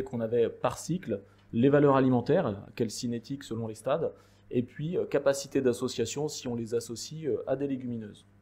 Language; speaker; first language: French; native; French